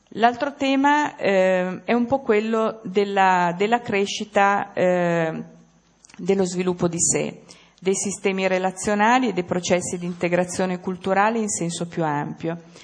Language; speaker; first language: Italian; native; Italian